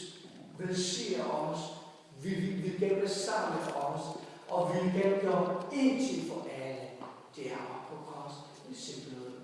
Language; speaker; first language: Danish; non-native, fluent; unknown